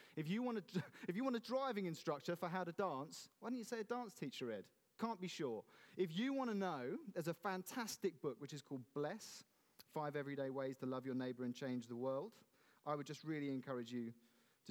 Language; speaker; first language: English; native; English